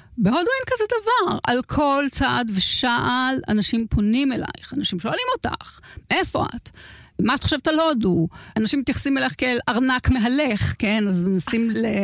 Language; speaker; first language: Hebrew; native; Hebrew